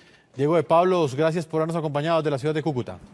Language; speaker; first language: Spanish; native; Spanish